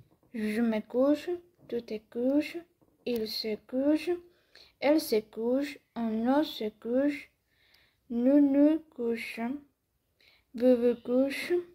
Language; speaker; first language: French; non-native, learner; Spanish